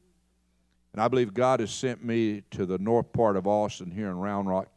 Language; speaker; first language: English; native; English